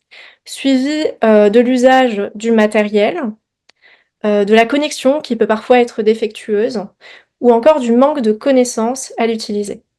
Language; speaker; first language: French; native; French